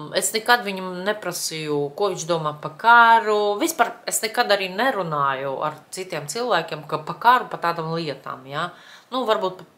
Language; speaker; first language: Latvian; non-native, local second language; Russian